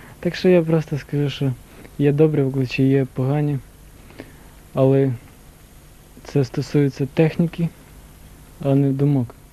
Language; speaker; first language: Ukrainian; native; Ukrainian